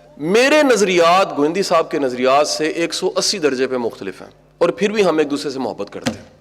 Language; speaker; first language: Urdu; non-native, local second language; Punjabi